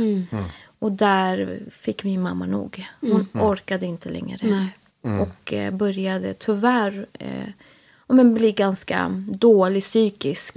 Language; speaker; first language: Swedish; native; Swedish